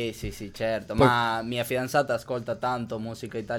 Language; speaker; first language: Italian; non-native, learner; Spanish